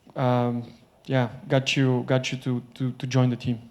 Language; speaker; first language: English; non-native, fluent; Bulgarian